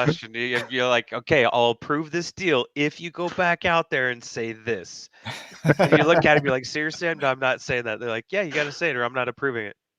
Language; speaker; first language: English; native; English